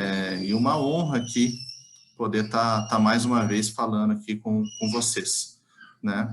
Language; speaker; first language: Portuguese; native; Portuguese